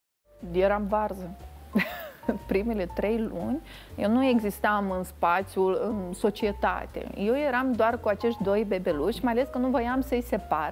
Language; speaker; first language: Romanian; native; Romanian